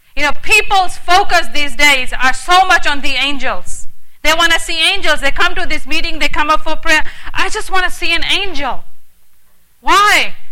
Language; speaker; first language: English; early bilingual, heritage; English